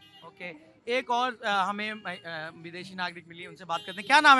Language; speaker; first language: Hindi; native; Hindi